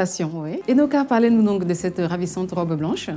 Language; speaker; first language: French; native; French